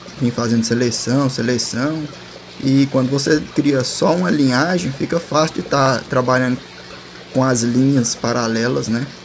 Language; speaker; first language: Portuguese; native; Portuguese